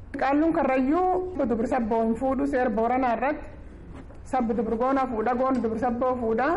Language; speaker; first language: Oromo; native; Oromo